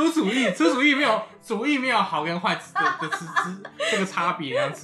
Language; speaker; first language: Chinese; native; Chinese